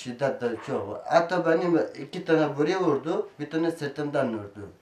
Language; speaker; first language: Turkish; non-native, learner; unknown